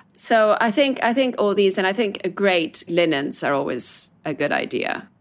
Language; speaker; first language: English; non-native, fluent; Italian